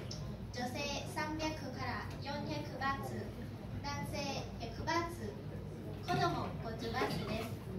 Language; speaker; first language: Japanese; non-native, learner; Thai